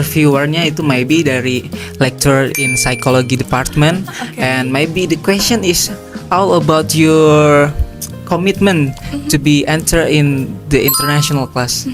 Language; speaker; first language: English; non-native, learner; Indonesian